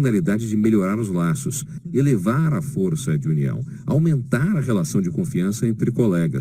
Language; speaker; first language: Portuguese; native; Portuguese